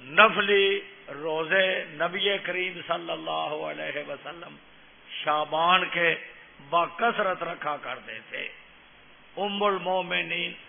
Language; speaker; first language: Urdu; non-native, local second language; Punjabi